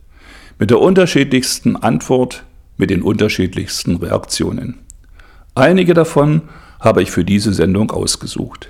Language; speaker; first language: German; native; German